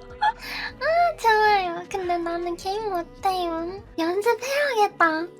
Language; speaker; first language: Korean; non-native, learner; Japanese